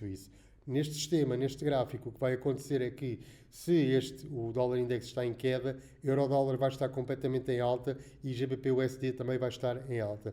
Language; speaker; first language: Portuguese; native; Portuguese